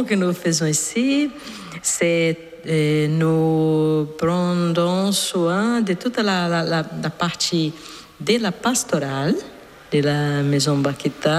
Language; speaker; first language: French; non-native, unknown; Portuguese